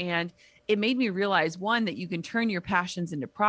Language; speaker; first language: English; native; English